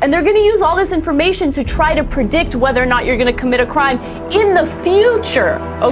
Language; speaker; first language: English; native; English